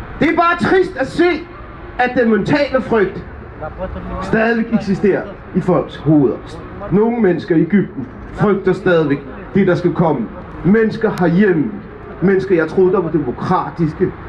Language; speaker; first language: Danish; early bilingual, other home language; Arabic